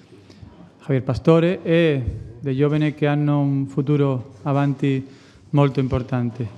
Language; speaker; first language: Italian; non-native, fluent; Spanish